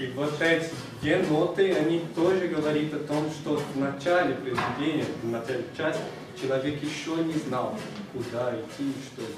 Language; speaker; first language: Russian; non-native, fluent; Portuguese